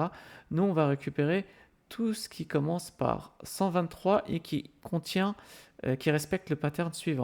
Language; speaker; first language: French; native; French